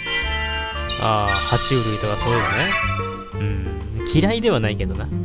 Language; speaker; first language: Japanese; native; Japanese